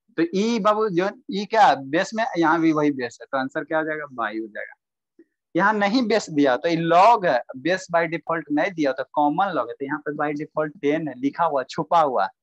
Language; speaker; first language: Hindi; native; Hindi